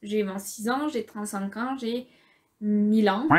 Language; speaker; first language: French; non-native, fluent; Spanish